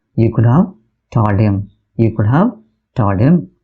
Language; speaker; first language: English; non-native, local second language; Malayalam